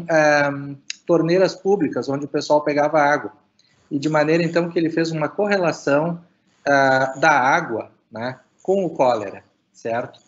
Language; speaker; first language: Portuguese; native; Portuguese